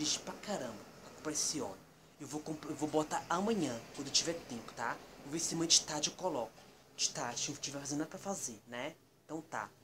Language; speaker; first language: Portuguese; native; Portuguese